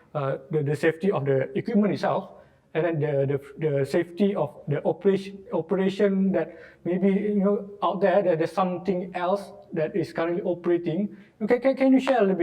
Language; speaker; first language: English; non-native, local second language; Malay